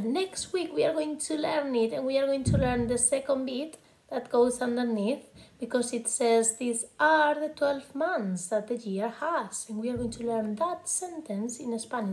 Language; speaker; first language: English; non-native, fluent; Spanish